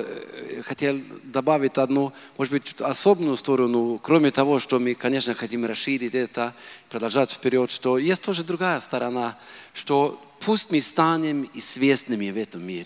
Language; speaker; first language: Russian; non-native, fluent; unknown